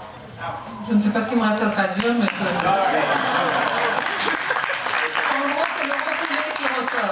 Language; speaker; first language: French; native; French